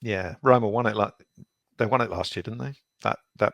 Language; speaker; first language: English; native; English